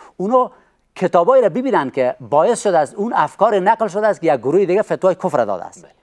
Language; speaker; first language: Persian; native; Persian